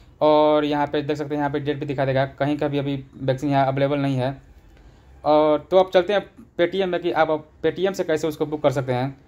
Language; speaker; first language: Hindi; native; Hindi